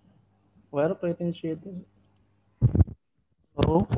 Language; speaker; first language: English; non-native, learner; Indonesian